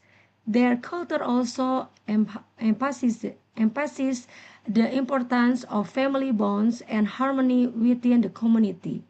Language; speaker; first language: English; non-native, learner; Indonesian